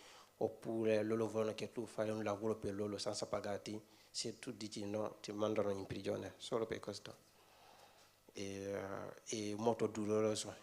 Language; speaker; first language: Italian; non-native, fluent; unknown